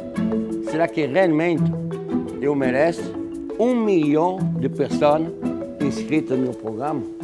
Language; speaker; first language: Portuguese; non-native, fluent; French